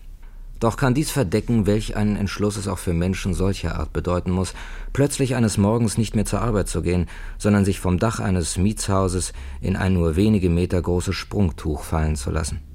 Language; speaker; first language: German; native; German